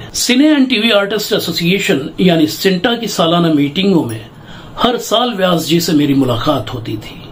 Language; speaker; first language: Hindi; native; Hindi